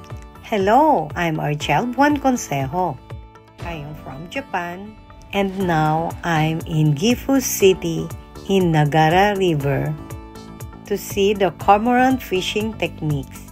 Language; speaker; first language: English; non-native, local second language; Filipino